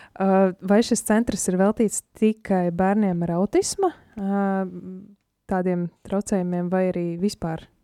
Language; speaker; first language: Latvian; native; Latvian